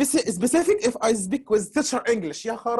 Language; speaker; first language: English; non-native, learner; Arabic